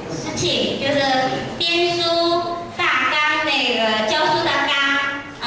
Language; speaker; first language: Chinese; non-native, fluent; Lao